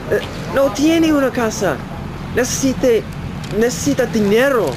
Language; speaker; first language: Spanish; non-native, learner; English